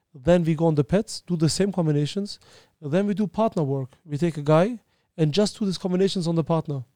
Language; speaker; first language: English; early bilingual, other home language; Albanian